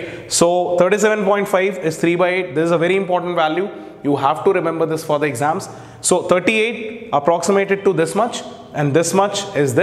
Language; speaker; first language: English; non-native, local second language; Hindi